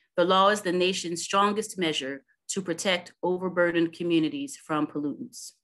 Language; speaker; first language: English; native; English